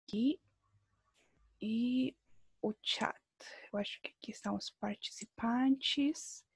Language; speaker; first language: Portuguese; non-native, fluent; Spanish